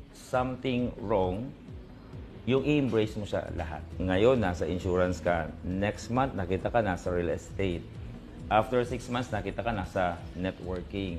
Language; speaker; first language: Filipino; non-native, local second language; Bikol